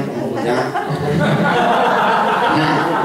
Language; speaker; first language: French; non-native, fluent; English